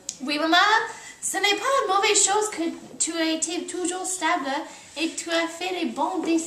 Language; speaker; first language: French; non-native, learner; English